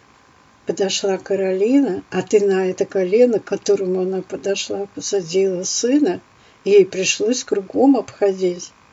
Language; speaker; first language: Russian; native; Russian